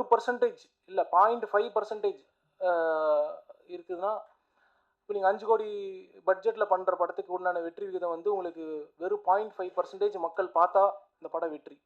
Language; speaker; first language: Tamil; native; Tamil